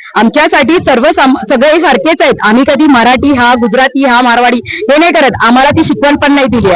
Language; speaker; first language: Marathi; native; Marathi